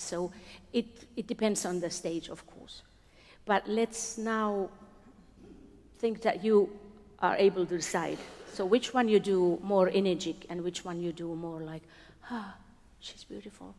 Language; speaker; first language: English; non-native, fluent; Finnish